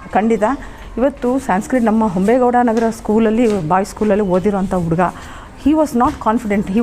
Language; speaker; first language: Kannada; native; Kannada